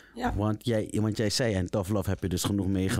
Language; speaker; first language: Dutch; native; Dutch